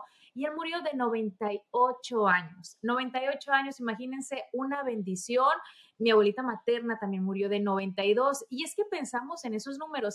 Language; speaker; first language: Spanish; native; Spanish